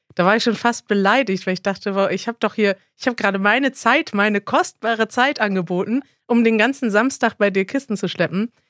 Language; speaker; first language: German; native; German